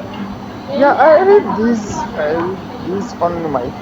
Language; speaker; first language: English; non-native, learner; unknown